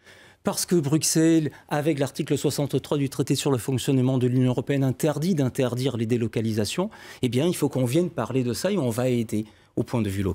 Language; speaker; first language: French; native; French